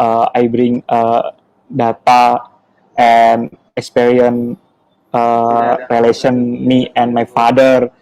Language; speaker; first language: English; non-native, learner; Indonesian